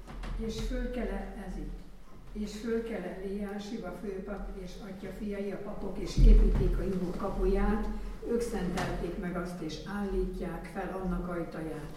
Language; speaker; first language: Hungarian; native; Hungarian